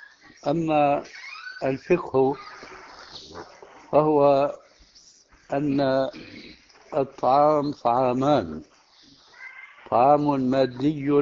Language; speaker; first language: Arabic; early bilingual, other home language; Albanian